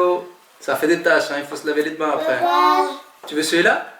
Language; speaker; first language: French; native; French